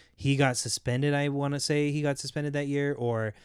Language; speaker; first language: English; native; English